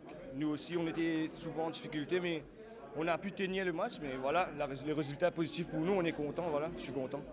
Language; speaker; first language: French; non-native, local second language; Morisyen